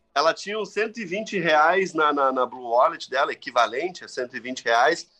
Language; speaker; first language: Portuguese; native; Portuguese